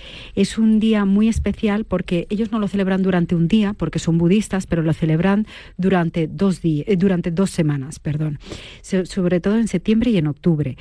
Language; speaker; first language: Spanish; native; Spanish